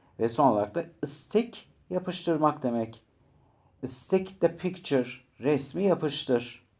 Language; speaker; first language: Turkish; native; Turkish